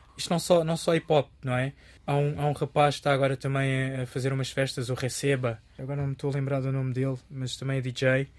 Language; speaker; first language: Portuguese; early bilingual, other home language; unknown